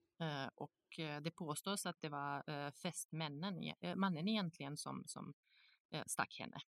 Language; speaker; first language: Swedish; non-native, fluent; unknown